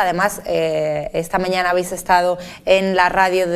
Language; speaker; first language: Spanish; native; Spanish